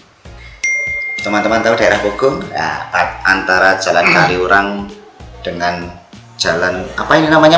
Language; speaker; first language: Indonesian; non-native, local second language; Javanese